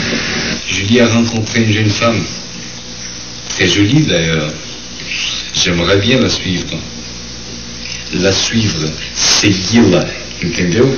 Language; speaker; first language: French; non-native, fluent; Portuguese